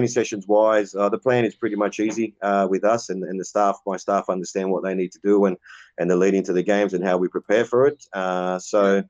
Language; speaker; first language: English; native; English